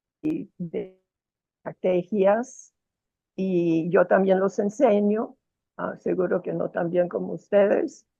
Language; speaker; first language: Spanish; non-native, fluent; English